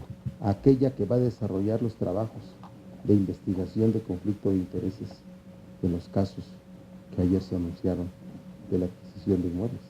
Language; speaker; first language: Spanish; native; Spanish